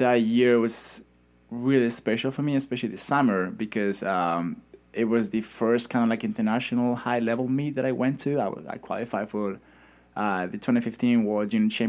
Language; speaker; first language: English; non-native, fluent; Spanish